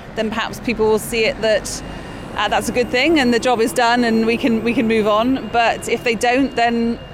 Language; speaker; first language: English; native; English